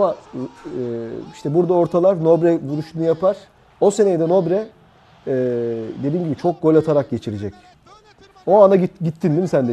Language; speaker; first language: Turkish; native; Turkish